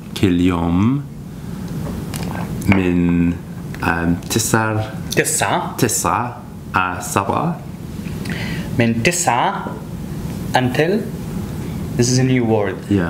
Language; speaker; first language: Arabic; non-native, learner; English